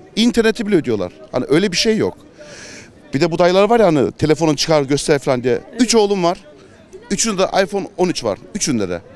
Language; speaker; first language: Turkish; early bilingual, heritage; Turkish